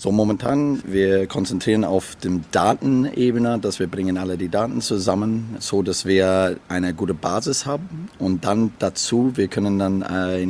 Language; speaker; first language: German; non-native, learner; English